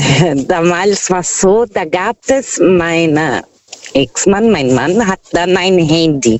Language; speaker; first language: German; non-native, fluent; Portuguese